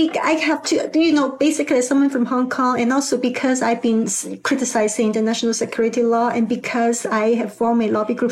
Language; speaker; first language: English; non-native, local second language; Cantonese